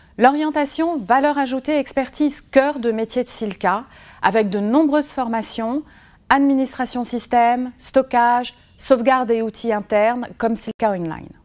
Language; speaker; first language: French; native; French